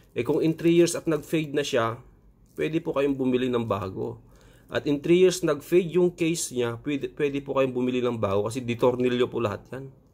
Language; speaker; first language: Filipino; non-native, local second language; Iloko